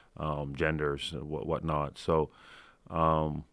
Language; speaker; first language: English; early bilingual, other home language; Ukrainian